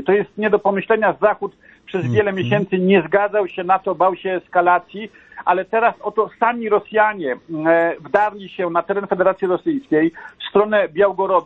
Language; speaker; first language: Polish; native; Polish